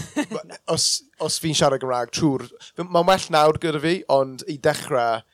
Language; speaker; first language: Welsh; non-native, local second language; English